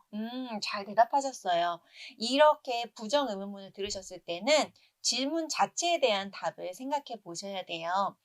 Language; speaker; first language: Korean; native; Korean